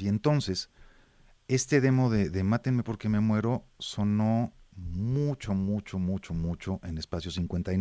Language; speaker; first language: Spanish; native; Spanish